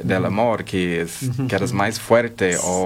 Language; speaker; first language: Spanish; non-native, learner; English